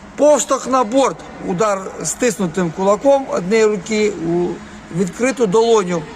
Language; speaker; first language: Ukrainian; non-native, local second language; Russian